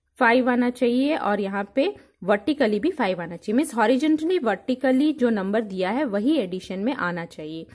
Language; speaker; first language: Hindi; native; Hindi